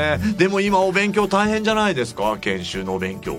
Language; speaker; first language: Japanese; native; Japanese